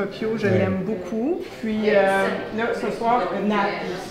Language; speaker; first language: French; native; French